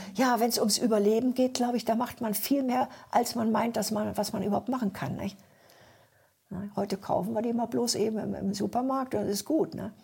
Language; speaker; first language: German; native; German